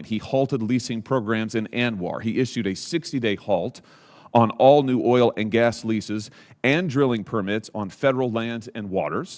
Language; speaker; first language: English; native; English